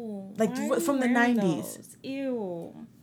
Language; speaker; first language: English; native; English